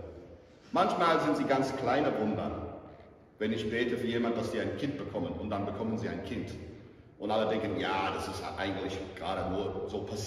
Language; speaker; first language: German; non-native, fluent; English